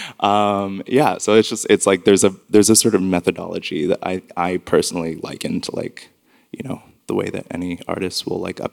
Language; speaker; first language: English; native; English